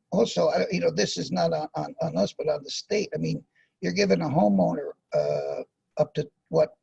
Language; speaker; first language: English; native; English